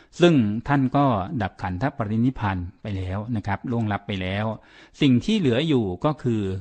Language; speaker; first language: Thai; native; Thai